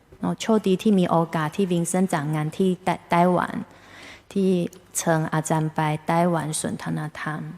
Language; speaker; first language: Thai; non-native, fluent; Chinese